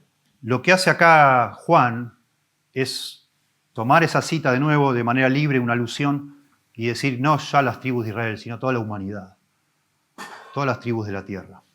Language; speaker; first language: Spanish; native; Spanish